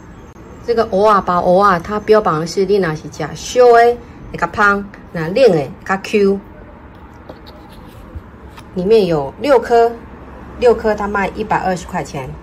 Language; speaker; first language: Chinese; native; Chinese